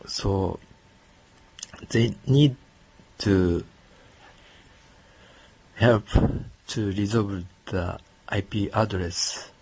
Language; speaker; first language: English; non-native, learner; Japanese